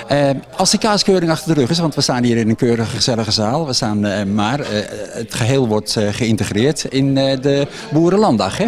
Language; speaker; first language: Dutch; native; Dutch